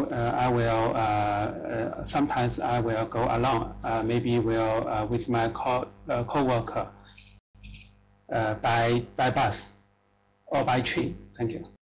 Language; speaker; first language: English; non-native, learner; Chinese